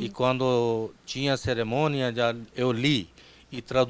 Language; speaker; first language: Portuguese; non-native, fluent; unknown